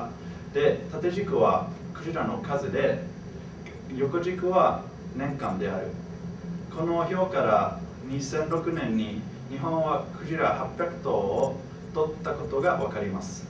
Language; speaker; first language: Japanese; non-native, fluent; English